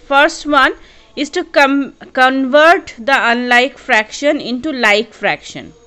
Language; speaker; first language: English; non-native, local second language; Bangla